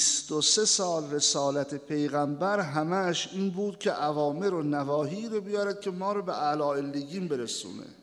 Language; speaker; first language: Persian; native; Persian